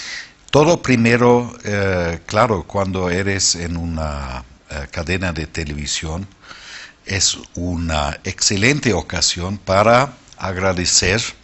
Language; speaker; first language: Spanish; non-native, fluent; German